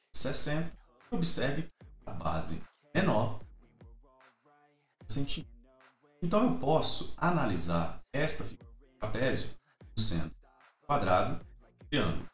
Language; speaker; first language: Portuguese; native; Portuguese